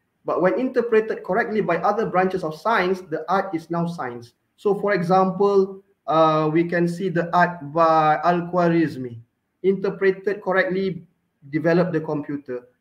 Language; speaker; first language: English; non-native, local second language; Malay